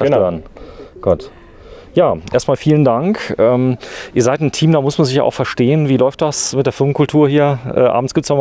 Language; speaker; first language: German; native; German